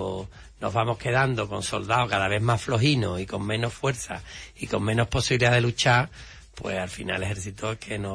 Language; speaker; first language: Spanish; native; Spanish